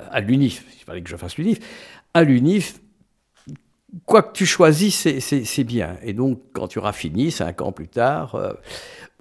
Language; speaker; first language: French; native; French